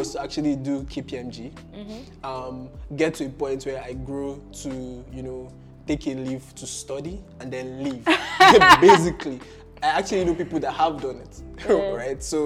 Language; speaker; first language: English; non-native, local second language; Igbo